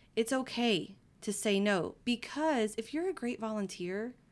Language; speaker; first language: English; native; English